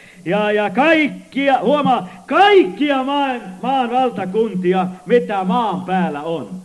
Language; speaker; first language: Finnish; native; Finnish